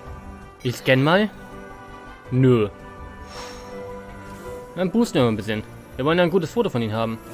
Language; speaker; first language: German; native; German